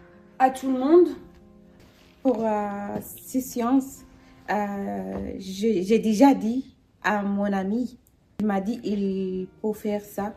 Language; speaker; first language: French; non-native, learner; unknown